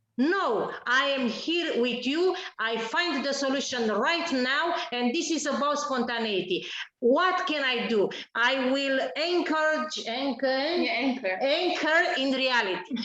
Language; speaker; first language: English; non-native, learner; Romanian